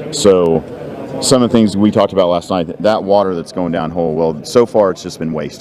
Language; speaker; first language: English; native; English